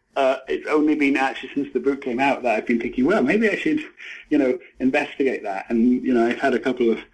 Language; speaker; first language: English; native; English